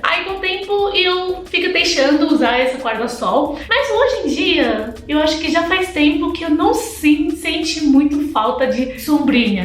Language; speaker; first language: Portuguese; non-native, fluent; Chinese